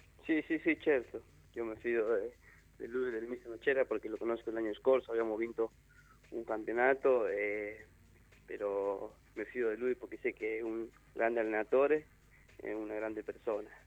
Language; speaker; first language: Italian; non-native, learner; Spanish